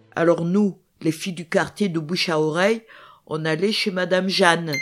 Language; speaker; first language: French; non-native, local second language; Kabyle